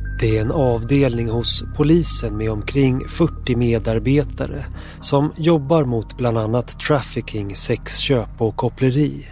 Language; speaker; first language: Swedish; native; Swedish